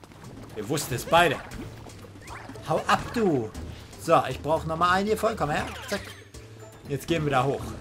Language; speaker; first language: German; native; German